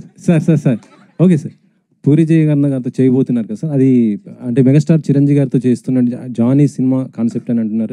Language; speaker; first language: Telugu; native; Telugu